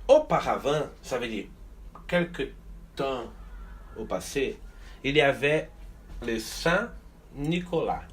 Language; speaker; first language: French; non-native, fluent; Portuguese